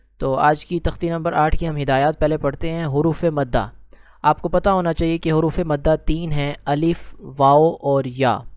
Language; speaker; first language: Urdu; native; Urdu